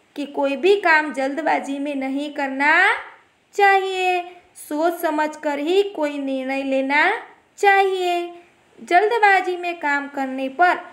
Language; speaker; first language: Hindi; non-native, local second language; Gujarati